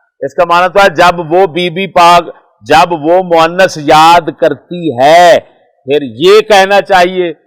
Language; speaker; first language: Urdu; non-native, local second language; Punjabi